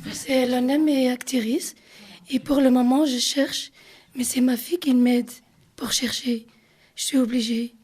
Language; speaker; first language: French; non-native, learner; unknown